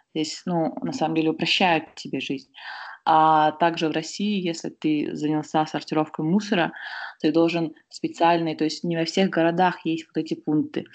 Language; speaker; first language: Russian; native; Russian